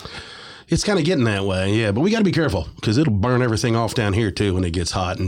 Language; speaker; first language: English; native; English